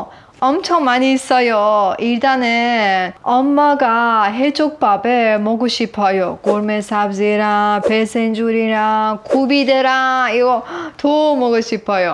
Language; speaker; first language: Korean; non-native, learner; Persian